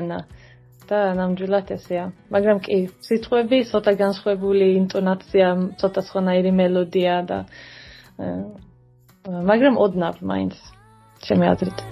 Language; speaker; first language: Georgian; early bilingual, heritage; Georgian